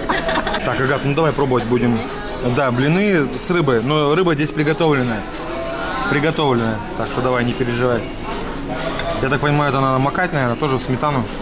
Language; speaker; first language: Russian; native; Russian